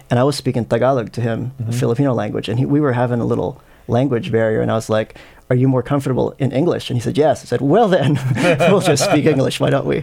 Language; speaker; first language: English; non-native, local second language; Filipino